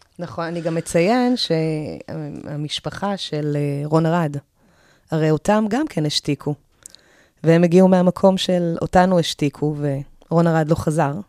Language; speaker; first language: Hebrew; early bilingual, other home language; Amharic